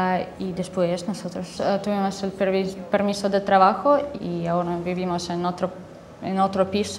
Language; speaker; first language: Spanish; non-native, learner; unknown